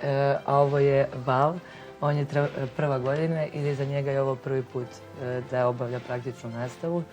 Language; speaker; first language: Bosnian; native; Bosnian